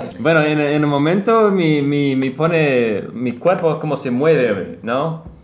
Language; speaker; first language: Spanish; non-native, learner; English